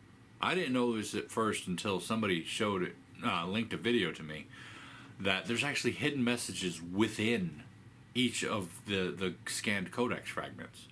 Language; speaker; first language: English; native; English